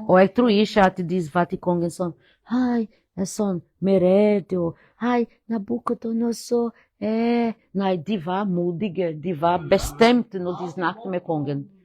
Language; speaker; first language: Norwegian; non-native, fluent; Portuguese